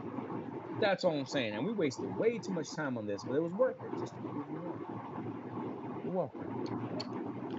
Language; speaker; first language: English; native; English